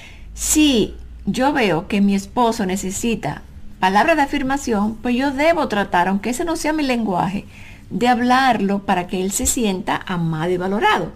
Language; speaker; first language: Spanish; native; Spanish